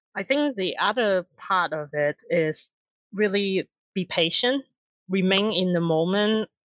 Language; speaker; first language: English; non-native, local second language; Cantonese